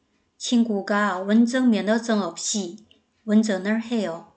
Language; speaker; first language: Korean; non-native, fluent; Chinese